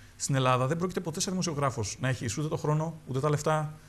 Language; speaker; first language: Greek; native; Greek